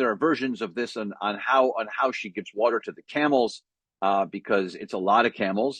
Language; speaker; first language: English; native; English